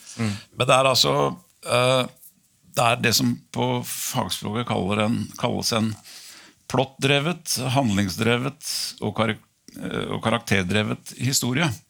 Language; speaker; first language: Norwegian; native; Norwegian